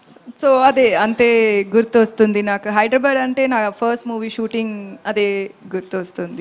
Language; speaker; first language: Telugu; non-native, local second language; Tamil